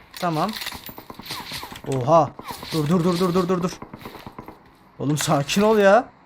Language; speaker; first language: Turkish; native; Turkish